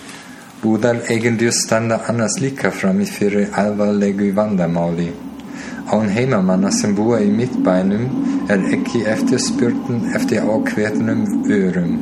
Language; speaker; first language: Icelandic; non-native, learner; German